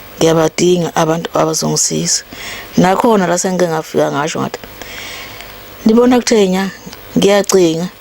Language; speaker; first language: Zulu; native; Zulu